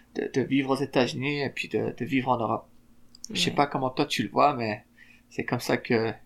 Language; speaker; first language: French; native; French